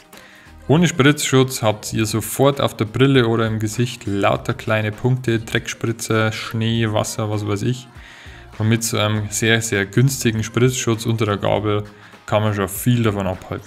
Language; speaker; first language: German; native; German